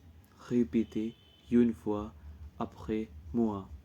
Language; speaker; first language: French; non-native, learner; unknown